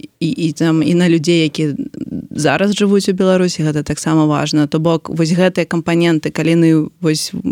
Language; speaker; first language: Belarusian; non-native, local second language; Russian